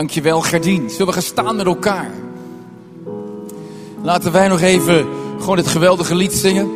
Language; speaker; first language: Dutch; native; Dutch